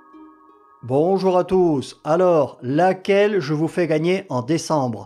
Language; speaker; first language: French; native; French